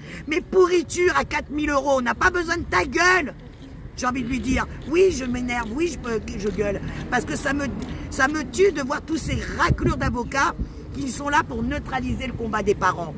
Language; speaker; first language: French; native; French